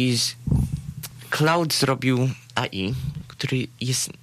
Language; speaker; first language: Polish; early bilingual, heritage; Polish